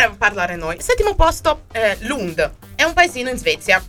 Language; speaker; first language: Italian; native; Italian